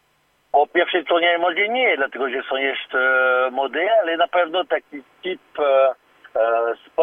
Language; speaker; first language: Polish; non-native, learner; French